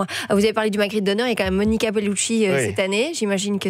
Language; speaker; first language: French; native; French